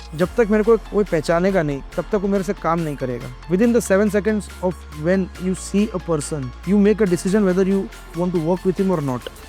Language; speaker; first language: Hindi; non-native, local second language; Gujarati